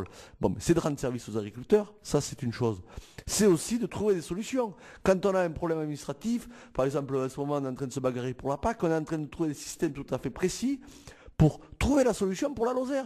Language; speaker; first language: French; native; French